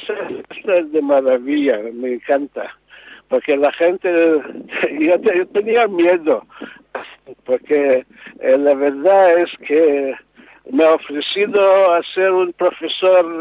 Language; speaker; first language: Spanish; non-native, learner; Hebrew